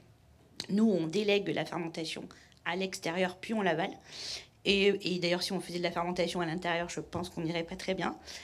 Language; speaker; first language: French; native; French